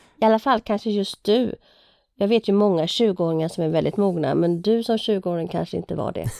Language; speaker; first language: Swedish; native; Swedish